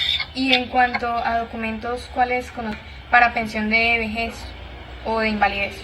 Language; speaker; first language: Spanish; native; Spanish